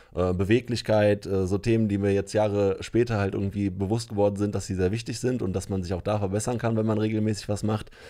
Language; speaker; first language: German; native; German